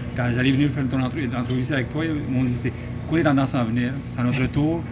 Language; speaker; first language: French; native; French